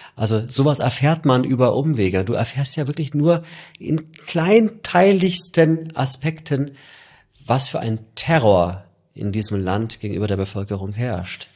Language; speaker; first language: German; native; German